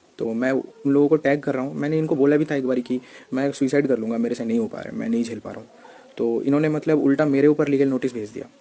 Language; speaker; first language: Hindi; non-native, local second language; Bangla